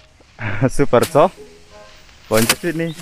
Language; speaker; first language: Polish; non-native, learner; Balinese